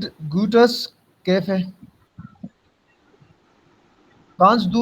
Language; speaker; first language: German; non-native, learner; Urdu